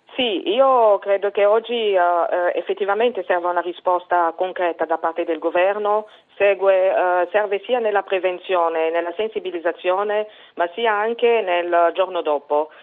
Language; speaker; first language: Italian; non-native, fluent; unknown